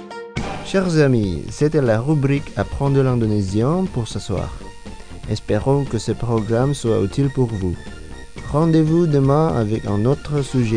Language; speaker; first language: French; non-native, fluent; Indonesian